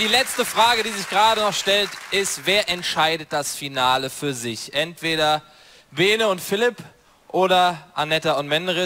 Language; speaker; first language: German; native; German